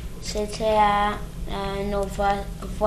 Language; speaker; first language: French; early bilingual, other home language; English